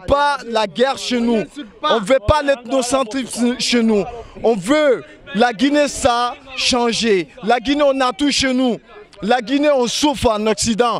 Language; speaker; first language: French; non-native, local second language; Fula